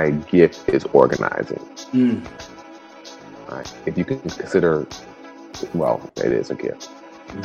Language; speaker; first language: English; early bilingual, other home language; Spanish